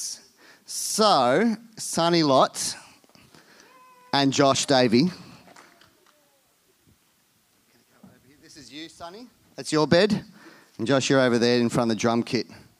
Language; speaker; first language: English; native; English